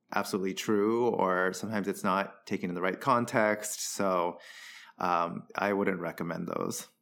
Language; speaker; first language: English; early bilingual, other home language; Chinese